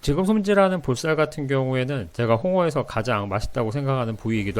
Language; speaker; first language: Korean; native; Korean